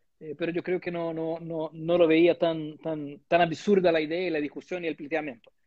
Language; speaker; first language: Spanish; non-native, fluent; Portuguese